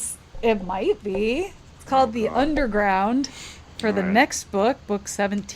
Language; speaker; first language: English; native; English